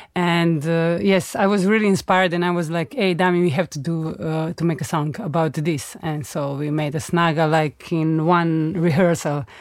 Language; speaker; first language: English; non-native, fluent; Macedonian